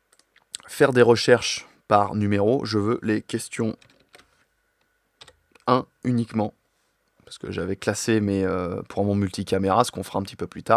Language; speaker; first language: French; native; French